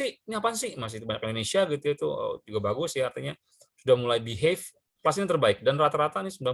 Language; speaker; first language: Indonesian; native; Indonesian